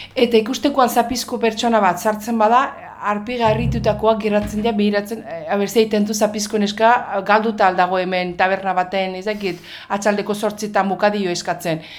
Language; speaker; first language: Basque; non-native, fluent; Azerbaijani